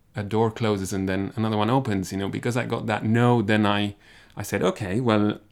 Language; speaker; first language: English; non-native, fluent; Spanish